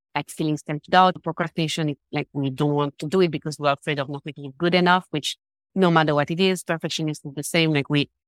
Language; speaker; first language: English; non-native, fluent; French